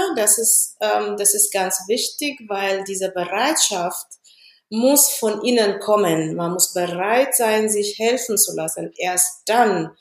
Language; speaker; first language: German; non-native, fluent; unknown